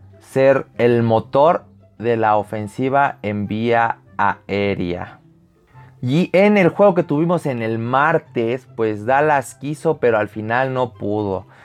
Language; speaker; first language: Spanish; native; Spanish